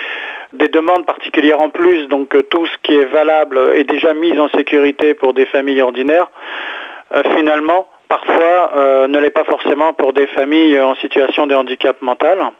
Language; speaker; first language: French; native; French